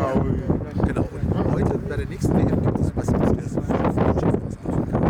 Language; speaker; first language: German; native; German